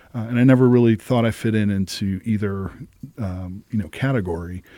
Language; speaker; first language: English; early bilingual, other home language; Italian